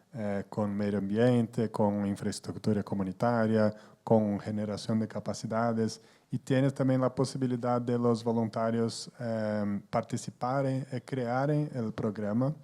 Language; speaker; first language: Spanish; non-native, fluent; Portuguese